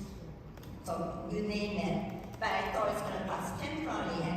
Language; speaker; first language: English; non-native, fluent; Japanese